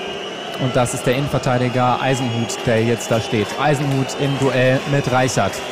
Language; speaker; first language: German; native; German